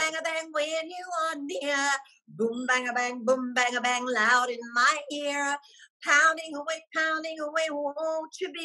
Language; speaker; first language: English; native; English